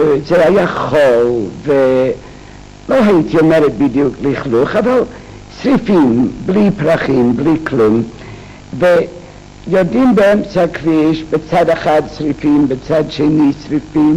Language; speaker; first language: Hebrew; non-native, fluent; English